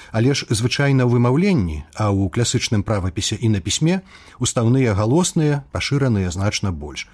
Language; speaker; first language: Belarusian; native; Belarusian